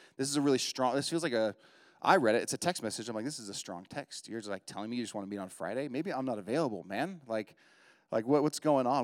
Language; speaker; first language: English; native; English